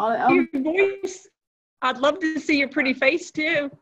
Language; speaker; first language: English; native; English